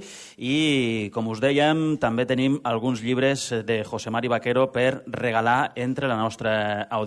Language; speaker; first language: Catalan; native; Catalan